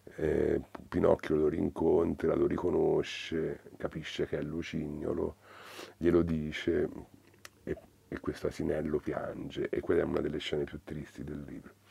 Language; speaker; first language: Italian; native; Italian